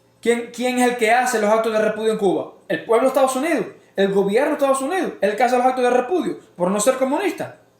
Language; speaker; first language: Spanish; native; Spanish